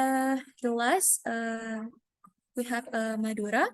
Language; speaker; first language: English; non-native, learner; Indonesian